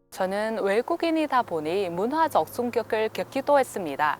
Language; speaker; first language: Korean; non-native, fluent; Vietnamese